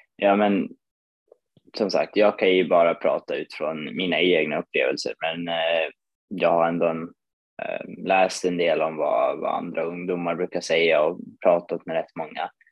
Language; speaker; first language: Swedish; early bilingual, other home language; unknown